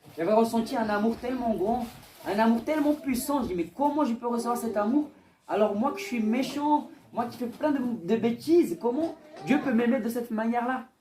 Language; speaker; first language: French; early bilingual, other home language; Portuguese